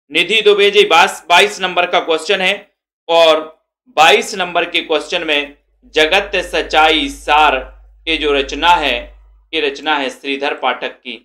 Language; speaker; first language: Hindi; native; Hindi